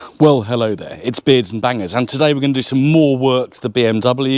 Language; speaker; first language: English; native; English